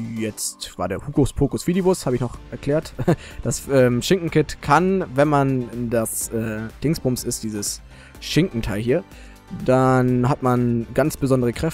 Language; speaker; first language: German; native; German